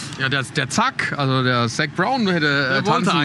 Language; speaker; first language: German; native; German